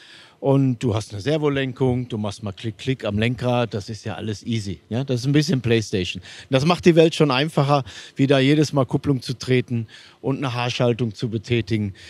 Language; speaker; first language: German; native; German